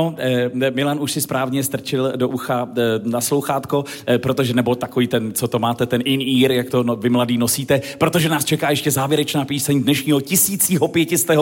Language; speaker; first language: Czech; native; Czech